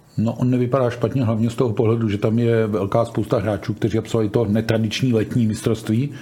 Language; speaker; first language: Czech; native; Czech